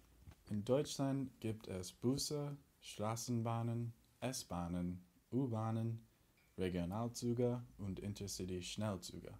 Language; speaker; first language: German; non-native, learner; English